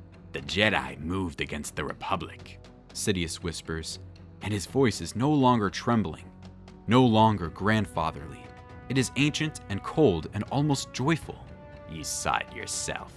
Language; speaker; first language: English; native; English